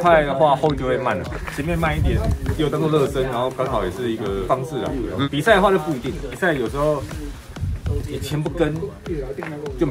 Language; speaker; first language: Chinese; native; Chinese